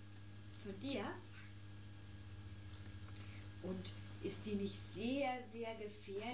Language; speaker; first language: German; native; German